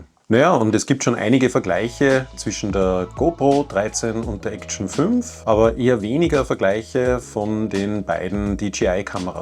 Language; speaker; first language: German; native; German